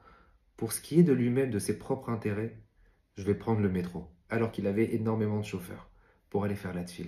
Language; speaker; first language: French; native; French